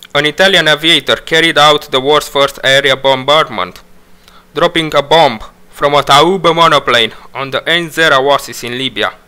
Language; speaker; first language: English; non-native, fluent; Romanian